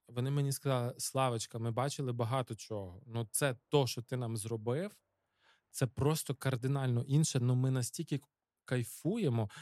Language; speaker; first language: Ukrainian; native; Ukrainian